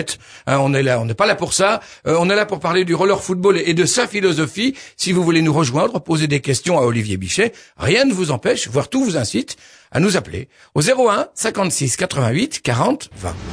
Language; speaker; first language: French; native; French